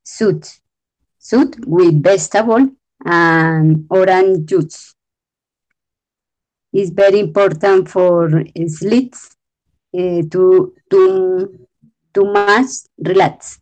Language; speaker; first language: English; non-native, learner; Spanish